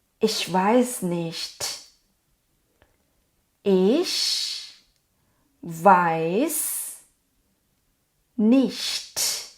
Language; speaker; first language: German; non-native, fluent; Thai